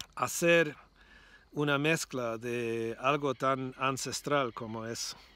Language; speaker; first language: Spanish; non-native, fluent; English